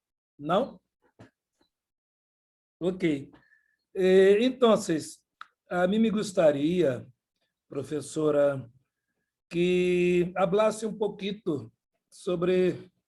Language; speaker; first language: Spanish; non-native, learner; Portuguese